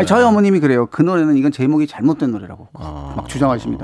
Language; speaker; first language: Korean; native; Korean